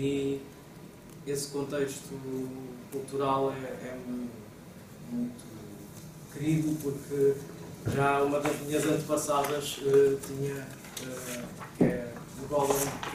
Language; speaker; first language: Portuguese; native; Portuguese